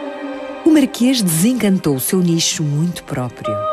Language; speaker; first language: Portuguese; native; Portuguese